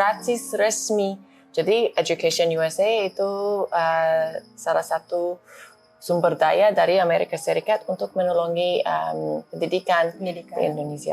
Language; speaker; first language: Indonesian; non-native, fluent; English